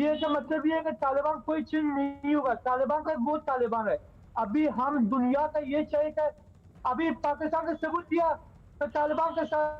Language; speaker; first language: Hindi; non-native, learner; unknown